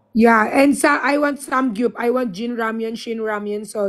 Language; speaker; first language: English; non-native, learner; Filipino